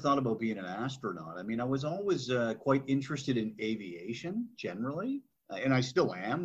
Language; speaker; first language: English; native; English